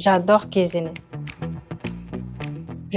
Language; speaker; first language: French; non-native, local second language; Wolof